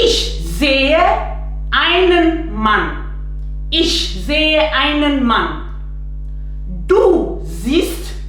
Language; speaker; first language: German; non-native, fluent; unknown